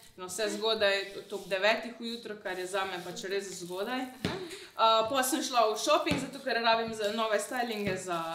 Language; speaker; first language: Slovenian; native; Slovenian